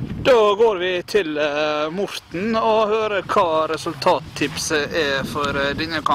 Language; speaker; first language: Norwegian; native; Norwegian